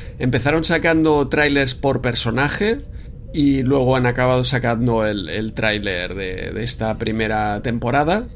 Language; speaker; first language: Spanish; native; Spanish